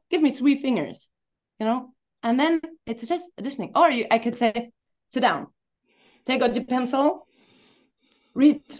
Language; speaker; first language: English; non-native, fluent; German